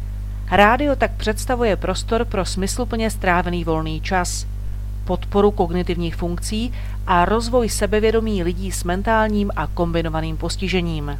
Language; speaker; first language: Czech; native; Czech